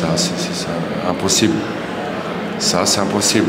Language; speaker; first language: French; non-native, learner; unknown